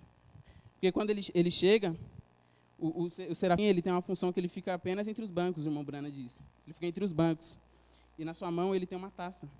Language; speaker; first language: Portuguese; native; Portuguese